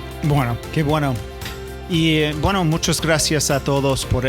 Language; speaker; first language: Spanish; non-native, fluent; English